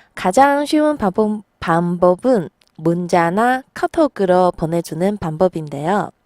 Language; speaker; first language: Korean; non-native, fluent; Chinese